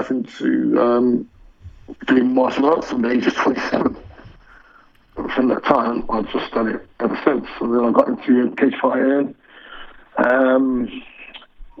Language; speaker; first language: English; native; English